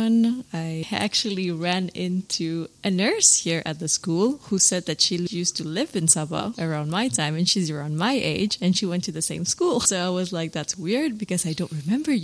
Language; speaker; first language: English; native; English